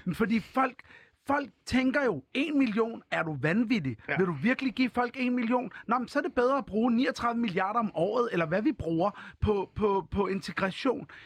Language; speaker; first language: Danish; early bilingual, other home language; Arabic